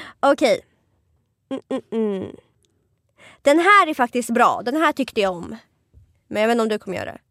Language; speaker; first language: Swedish; native; Swedish